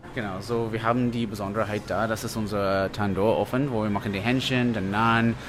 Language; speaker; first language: German; non-native, fluent; English